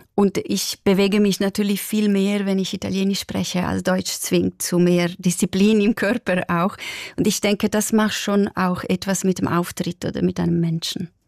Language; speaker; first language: German; non-native, local second language; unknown